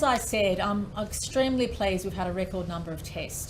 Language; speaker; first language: English; native; English